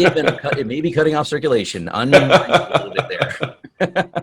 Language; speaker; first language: English; native; English